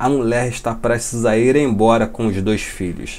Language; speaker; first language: Portuguese; native; Portuguese